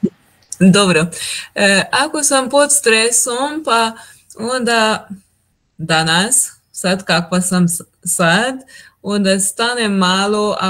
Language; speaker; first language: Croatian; non-native, local second language; Hungarian